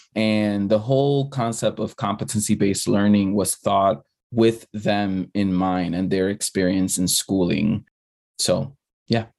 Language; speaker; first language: English; early bilingual, other home language; Spanish